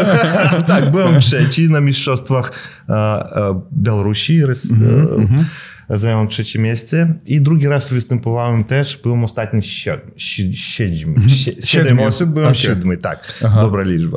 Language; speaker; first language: Polish; non-native, fluent; Russian